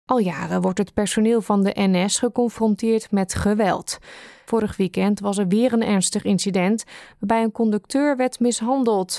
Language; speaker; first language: Dutch; native; Dutch